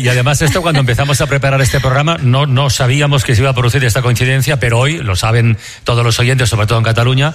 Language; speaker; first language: Spanish; native; Spanish